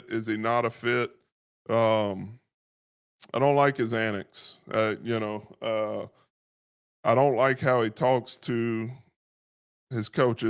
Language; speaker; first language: English; native; English